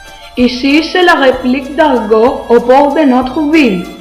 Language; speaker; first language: French; non-native, learner; Greek